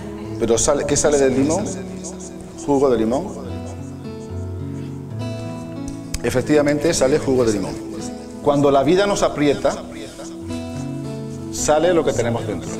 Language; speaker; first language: Spanish; native; Spanish